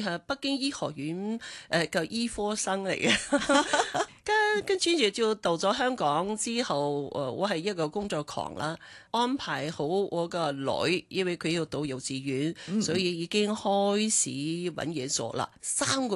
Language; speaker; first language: Cantonese; non-native, local second language; Chinese